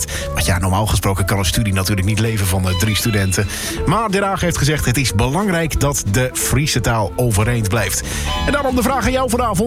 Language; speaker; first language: Dutch; native; Dutch